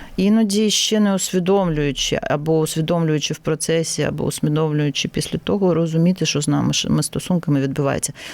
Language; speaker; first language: Ukrainian; non-native, local second language; Russian